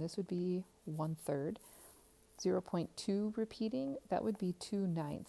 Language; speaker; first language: English; native; English